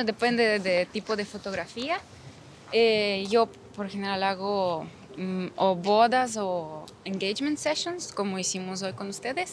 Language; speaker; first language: Spanish; non-native, fluent; Ukrainian